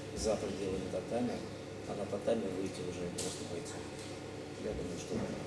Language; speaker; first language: Russian; native; Russian